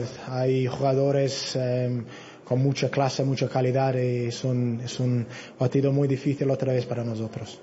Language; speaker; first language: Spanish; non-native, learner; English